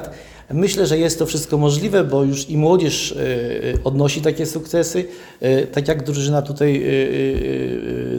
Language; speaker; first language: Polish; native; Polish